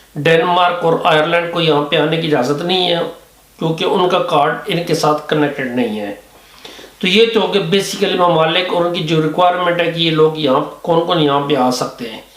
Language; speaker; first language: Urdu; native; Urdu